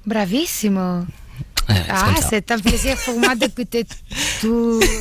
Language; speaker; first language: French; non-native, learner; Italian